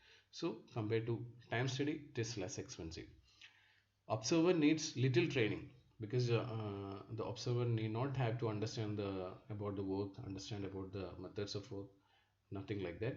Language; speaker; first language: English; non-native, local second language; Malayalam